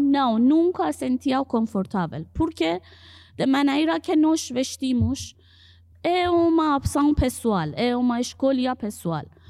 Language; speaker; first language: Portuguese; non-native, fluent; Persian